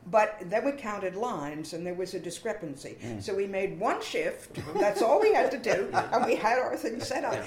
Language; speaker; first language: English; native; English